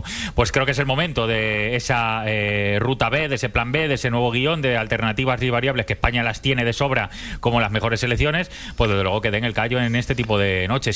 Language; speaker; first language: Spanish; native; Spanish